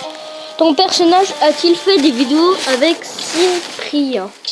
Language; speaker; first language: French; early bilingual, other home language; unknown